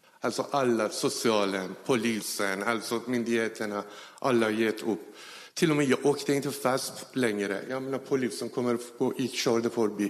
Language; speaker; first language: Swedish; non-native, fluent; Persian